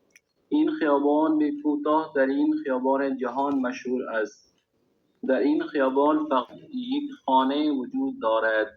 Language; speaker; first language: Persian; non-native, learner; Urdu